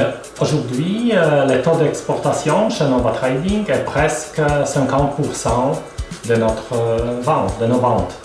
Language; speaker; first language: French; non-native, fluent; Polish